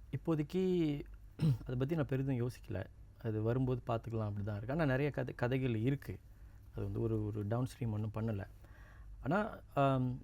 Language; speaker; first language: Tamil; native; Tamil